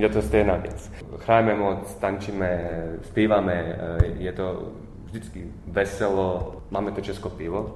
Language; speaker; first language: Czech; early bilingual, heritage; Czech